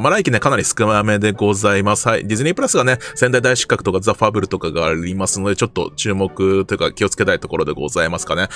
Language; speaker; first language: Japanese; native; Japanese